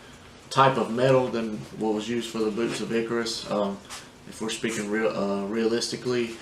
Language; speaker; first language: English; native; English